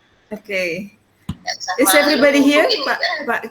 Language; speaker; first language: English; non-native, fluent; Indonesian